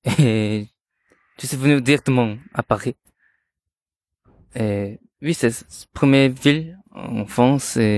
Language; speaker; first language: French; non-native, learner; Korean